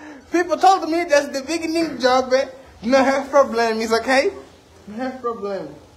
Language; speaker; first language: English; non-native, learner; Portuguese